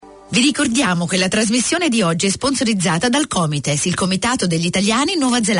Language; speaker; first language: Italian; early bilingual, heritage; Italian